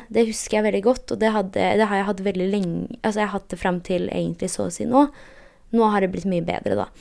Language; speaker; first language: Norwegian; early bilingual, other home language; Polish